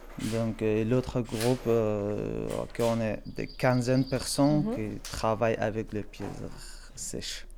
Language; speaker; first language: French; non-native, fluent; Persian